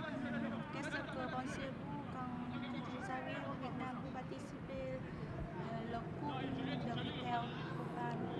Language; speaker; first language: French; non-native, learner; Vietnamese